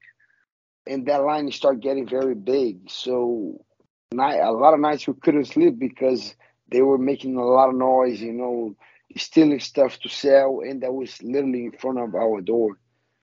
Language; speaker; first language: English; non-native, learner; Portuguese